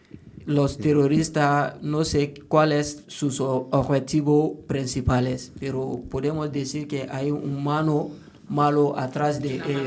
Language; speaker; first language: Spanish; non-native, learner; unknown